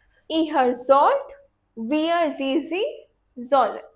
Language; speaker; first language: German; non-native, fluent; Hindi